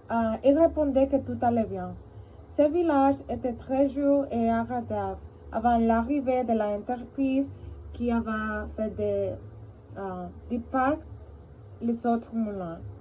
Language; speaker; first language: French; non-native, learner; Spanish